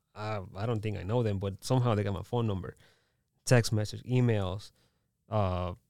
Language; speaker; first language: English; early bilingual, other home language; Spanish